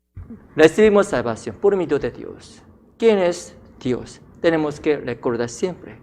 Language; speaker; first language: Spanish; non-native, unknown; Korean